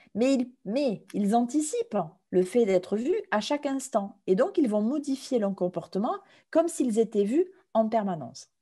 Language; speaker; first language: French; native; French